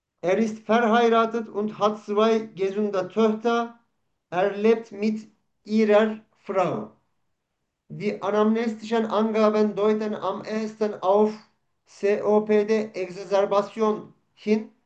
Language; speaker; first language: German; non-native, learner; Turkish